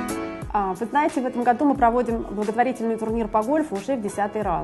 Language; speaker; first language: Russian; native; Russian